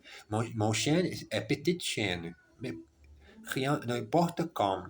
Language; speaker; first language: French; non-native, learner; German